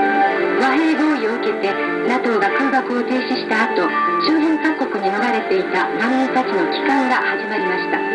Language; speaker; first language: Japanese; native; Japanese